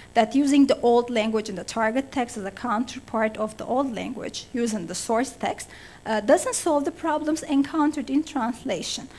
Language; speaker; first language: English; non-native, fluent; Turkish